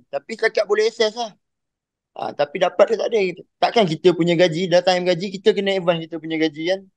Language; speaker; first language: Malay; native; Malay